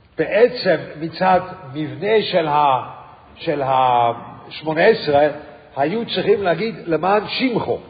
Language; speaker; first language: Hebrew; non-native, fluent; English